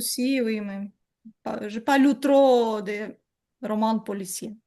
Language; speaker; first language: French; non-native, learner; Ukrainian